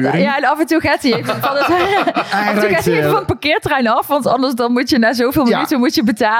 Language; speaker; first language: Dutch; native; Dutch